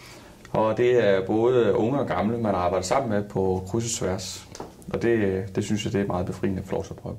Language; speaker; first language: Danish; native; Danish